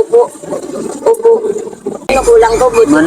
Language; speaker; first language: Filipino; non-native, learner; Vietnamese